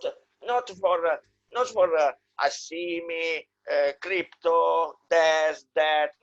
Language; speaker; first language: English; non-native, fluent; Italian